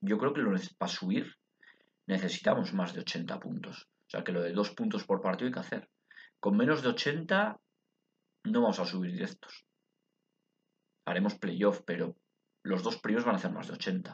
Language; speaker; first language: Spanish; native; Spanish